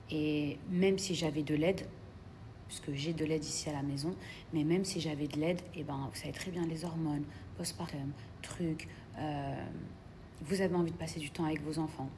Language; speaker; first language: French; native; French